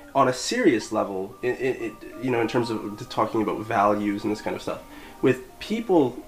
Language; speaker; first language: English; native; English